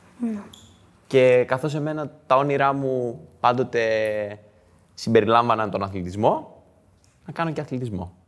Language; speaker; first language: Greek; native; Greek